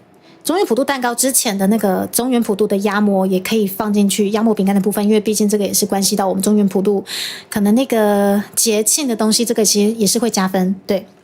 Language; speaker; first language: Chinese; native; Chinese